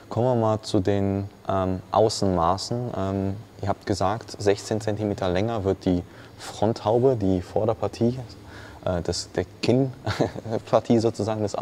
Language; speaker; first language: German; native; German